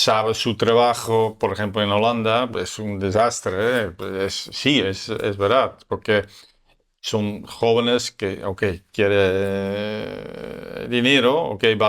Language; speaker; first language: Spanish; non-native, learner; Dutch